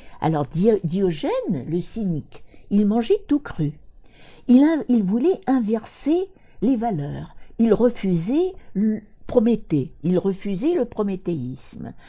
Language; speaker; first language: French; non-native, fluent; Russian